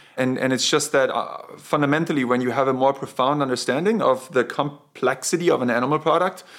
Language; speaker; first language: English; non-native, fluent; German